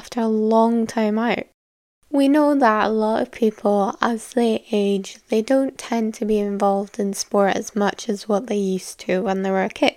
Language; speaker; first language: English; native; English